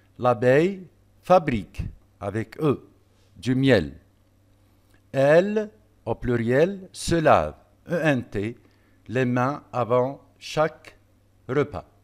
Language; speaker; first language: French; non-native, local second language; Arabic